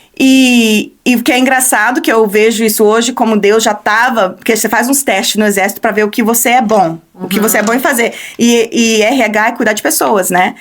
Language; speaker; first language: Portuguese; early bilingual, heritage; Portuguese